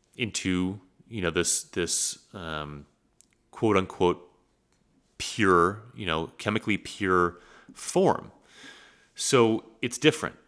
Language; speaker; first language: English; native; English